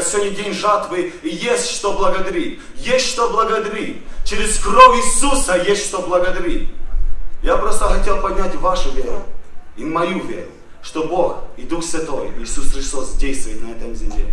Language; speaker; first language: Russian; early bilingual, heritage; Russian